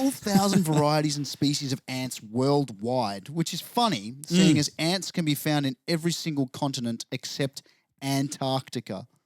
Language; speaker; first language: English; native; English